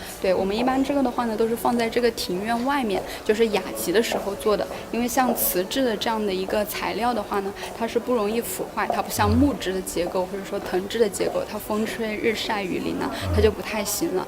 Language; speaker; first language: Chinese; native; Chinese